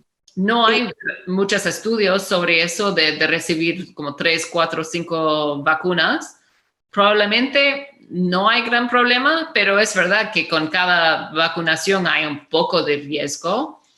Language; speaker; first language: Spanish; non-native, fluent; English